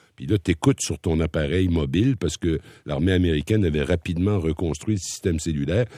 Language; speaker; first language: French; native; French